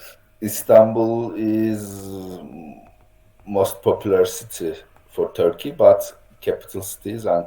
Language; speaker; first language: English; non-native, learner; Turkish